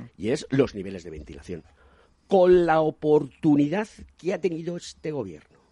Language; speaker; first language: Spanish; native; Spanish